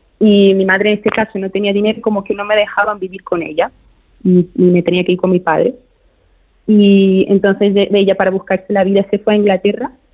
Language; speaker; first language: Spanish; early bilingual, other home language; Portuguese